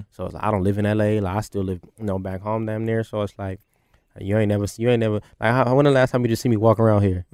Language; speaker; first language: English; native; English